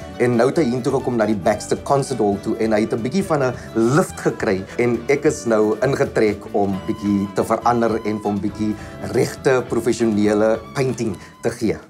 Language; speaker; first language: Afrikaans; native; Afrikaans